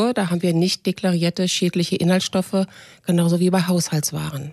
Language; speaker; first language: German; native; German